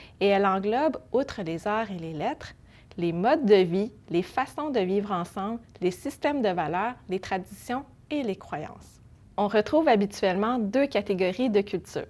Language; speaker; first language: French; early bilingual, other home language; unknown